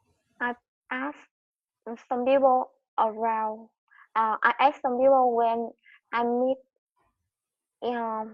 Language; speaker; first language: English; non-native, learner; Vietnamese